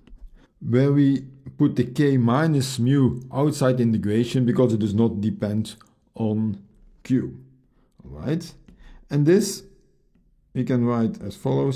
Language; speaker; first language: English; non-native, fluent; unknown